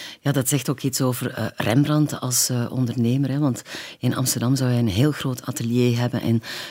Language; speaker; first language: Dutch; native; Dutch